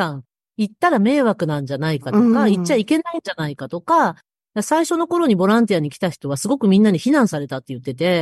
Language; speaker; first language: Japanese; native; Japanese